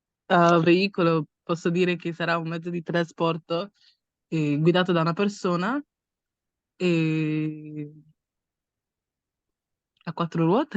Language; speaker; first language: Italian; native; Italian